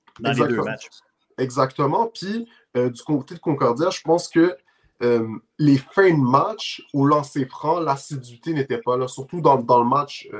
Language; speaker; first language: French; native; French